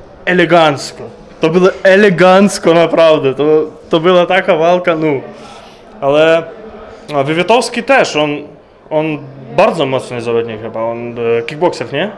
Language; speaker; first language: Polish; non-native, learner; Ukrainian